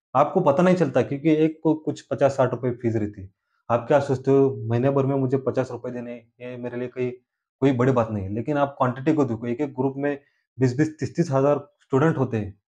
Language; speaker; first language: Hindi; non-native, local second language; Marathi